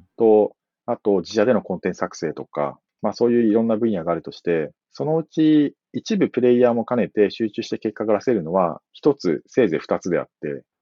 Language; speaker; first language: Japanese; native; Japanese